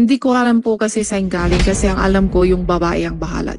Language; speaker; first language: Filipino; non-native, learner; Chinese